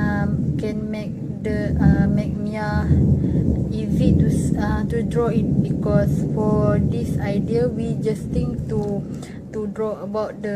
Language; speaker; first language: English; non-native, local second language; Malay